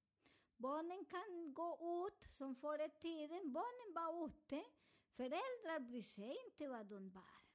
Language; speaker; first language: Swedish; non-native, fluent; Spanish